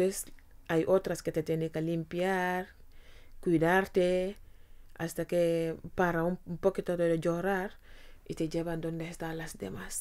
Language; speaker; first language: Spanish; non-native, fluent; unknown